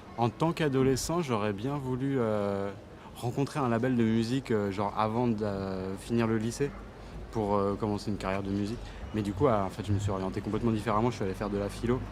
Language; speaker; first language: French; native; French